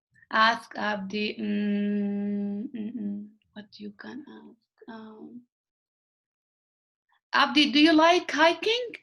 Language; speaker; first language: English; non-native, learner; Arabic